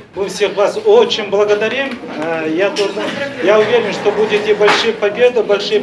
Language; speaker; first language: Russian; non-native, local second language; Kazakh